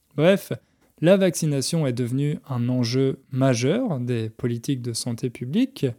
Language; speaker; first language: French; native; French